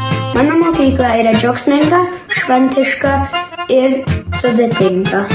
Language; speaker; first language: Lithuanian; early bilingual, heritage; Lithuanian